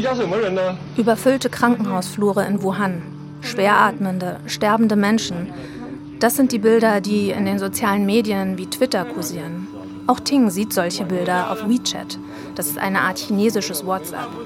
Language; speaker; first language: German; native; German